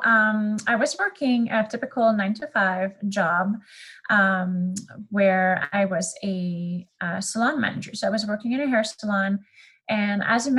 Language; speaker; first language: English; non-native, fluent; French